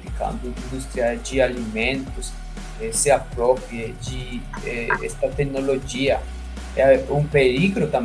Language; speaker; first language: Portuguese; non-native, fluent; Spanish